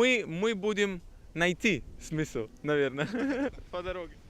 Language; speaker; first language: Russian; non-native, learner; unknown